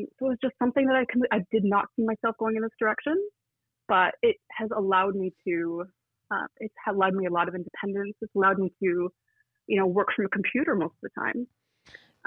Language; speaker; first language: English; native; English